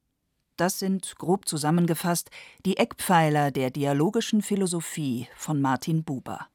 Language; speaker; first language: German; native; German